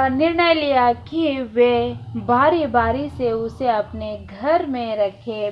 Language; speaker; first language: Hindi; non-native, local second language; Kannada